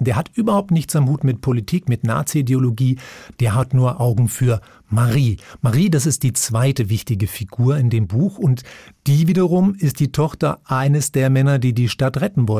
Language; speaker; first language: German; native; German